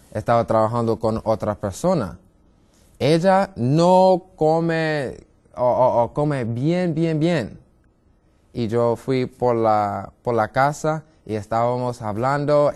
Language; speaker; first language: Spanish; non-native, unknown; English